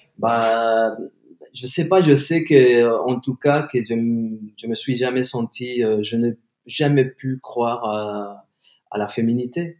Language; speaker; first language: French; non-native, fluent; Spanish